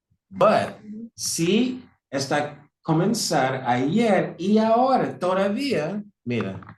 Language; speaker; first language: Spanish; non-native, fluent; English